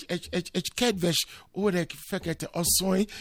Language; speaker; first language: Hungarian; non-native, fluent; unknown